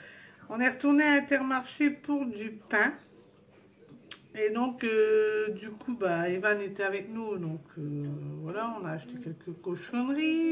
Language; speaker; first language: French; native; French